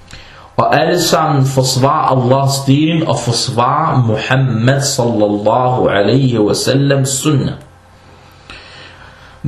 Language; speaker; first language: Danish; non-native, fluent; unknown